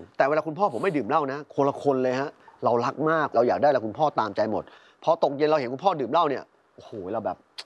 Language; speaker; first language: Thai; native; Thai